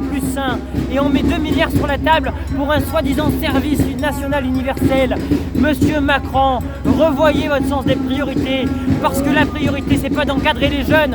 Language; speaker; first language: French; native; French